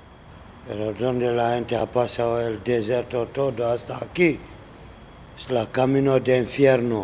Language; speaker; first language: Spanish; non-native, learner; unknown